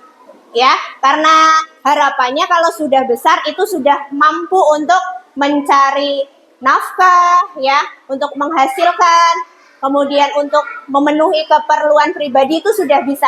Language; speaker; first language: Indonesian; native; Indonesian